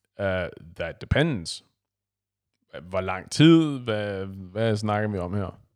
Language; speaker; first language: Danish; native; Danish